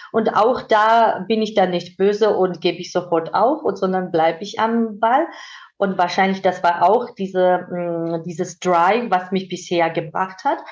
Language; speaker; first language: German; non-native, fluent; Georgian